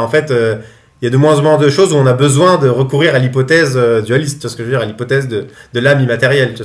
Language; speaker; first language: French; native; French